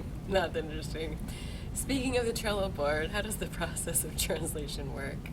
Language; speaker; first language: English; native; English